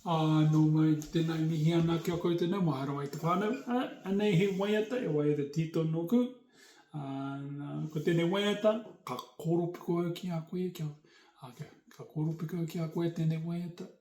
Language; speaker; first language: Māori; non-native, local second language; English